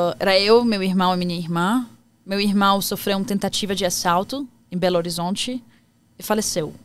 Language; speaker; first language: Portuguese; non-native, fluent; Arabic